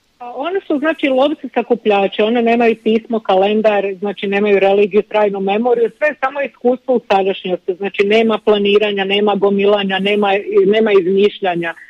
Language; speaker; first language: Bosnian; early bilingual, heritage; Croatian